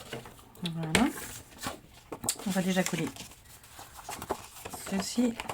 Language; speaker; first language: French; native; French